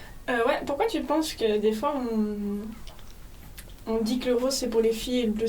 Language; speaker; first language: French; native; French